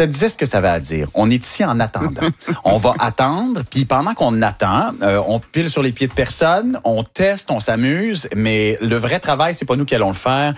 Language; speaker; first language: French; native; French